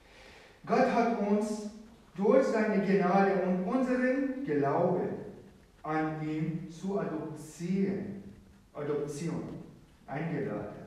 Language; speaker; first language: German; non-native, fluent; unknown